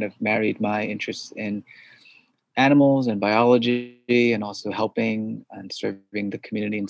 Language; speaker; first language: English; early bilingual, other home language; Korean